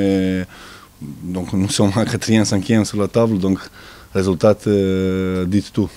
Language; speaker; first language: French; non-native, learner; Serbian